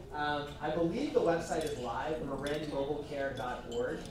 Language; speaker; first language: English; native; English